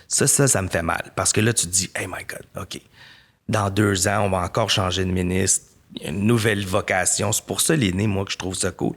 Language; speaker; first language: French; native; French